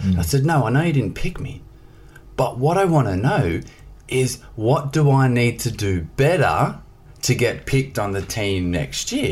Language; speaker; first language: English; native; English